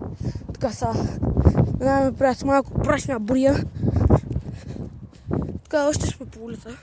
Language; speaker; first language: Bulgarian; native; Bulgarian